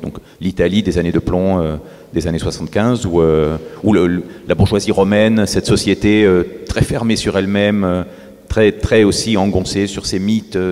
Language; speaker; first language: French; native; French